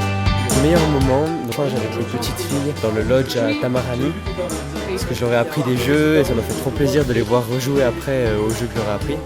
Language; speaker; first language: French; native; French